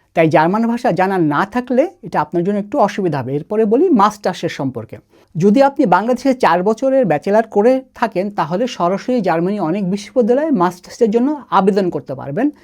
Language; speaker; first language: Bangla; native; Bangla